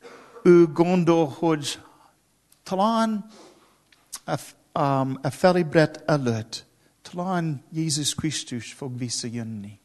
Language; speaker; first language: Hungarian; non-native, learner; English